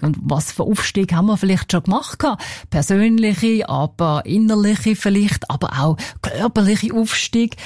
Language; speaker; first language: German; native; German